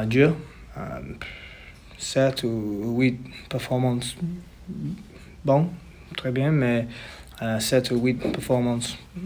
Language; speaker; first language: French; non-native, learner; English